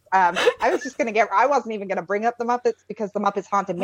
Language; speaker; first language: English; native; English